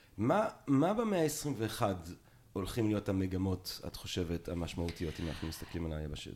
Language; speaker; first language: Hebrew; early bilingual, other home language; French